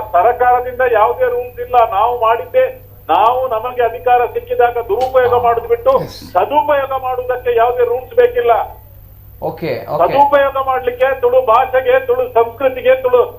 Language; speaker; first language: Kannada; non-native, local second language; Tulu